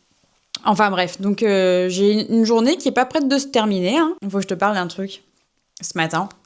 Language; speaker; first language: French; native; French